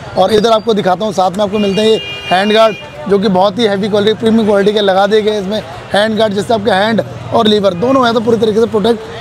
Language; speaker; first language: Hindi; native; Hindi